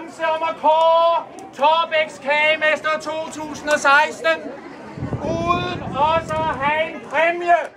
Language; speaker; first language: Danish; native; Danish